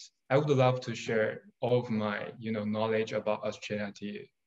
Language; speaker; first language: English; non-native, fluent; Chinese